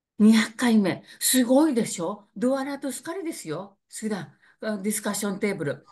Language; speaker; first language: Japanese; native; Japanese